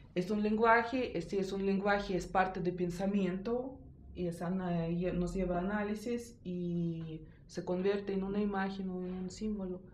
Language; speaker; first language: Spanish; non-native, fluent; Russian